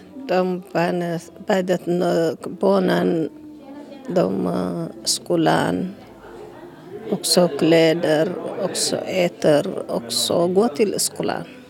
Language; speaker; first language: Swedish; non-native, learner; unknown